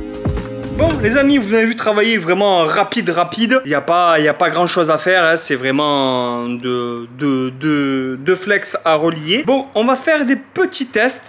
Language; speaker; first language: French; native; French